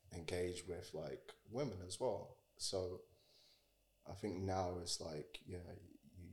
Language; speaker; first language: English; native; English